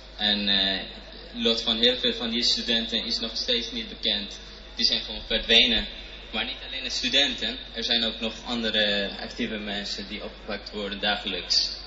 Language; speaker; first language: Dutch; non-native, fluent; Persian